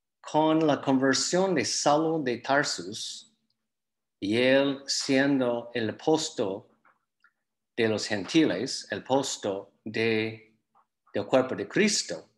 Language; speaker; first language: Spanish; non-native, fluent; English